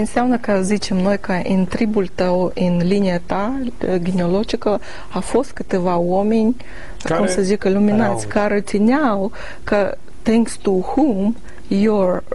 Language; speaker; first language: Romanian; non-native, learner; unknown